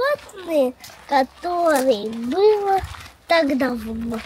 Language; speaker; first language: Russian; early bilingual, heritage; Russian